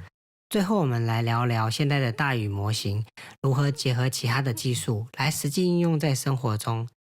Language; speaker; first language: Chinese; native; Chinese